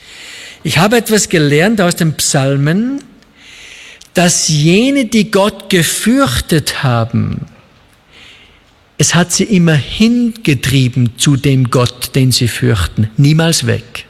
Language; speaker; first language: German; native; German